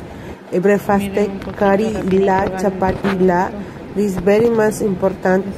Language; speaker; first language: English; non-native, learner; Spanish